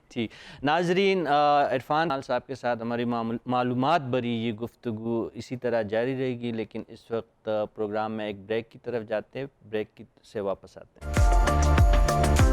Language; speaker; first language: Urdu; non-native, local second language; Pashto